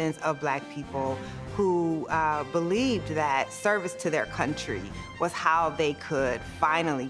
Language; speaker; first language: English; native; English